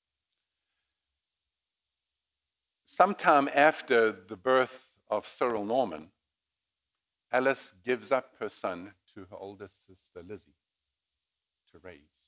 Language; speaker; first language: English; native; English